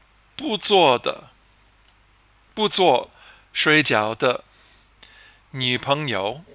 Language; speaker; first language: Chinese; non-native, fluent; English